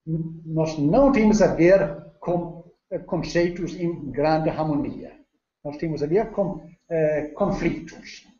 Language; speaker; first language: Portuguese; non-native, learner; Danish